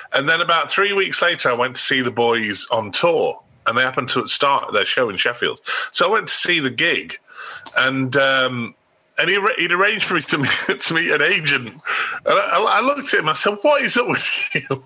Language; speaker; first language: English; native; English